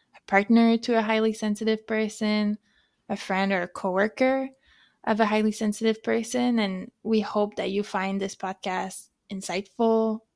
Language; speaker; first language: English; non-native, fluent; French